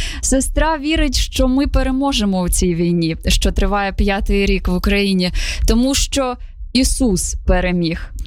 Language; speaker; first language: Ukrainian; native; Ukrainian